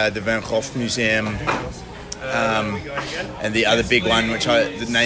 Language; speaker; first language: English; native; English